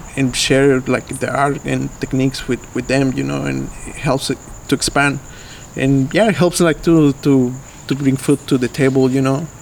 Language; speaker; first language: English; non-native, fluent; Spanish